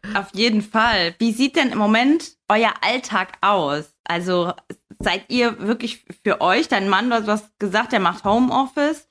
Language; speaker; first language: German; native; German